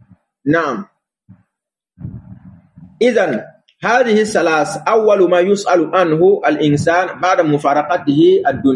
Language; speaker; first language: Arabic; non-native, fluent; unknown